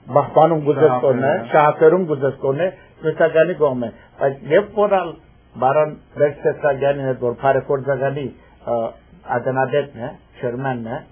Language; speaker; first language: Armenian; early bilingual, heritage; Armenian